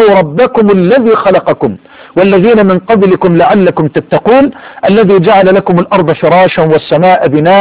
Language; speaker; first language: Arabic; native; Arabic